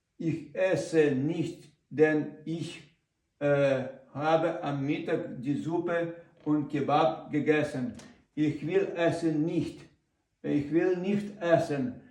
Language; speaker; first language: German; non-native, learner; Ukrainian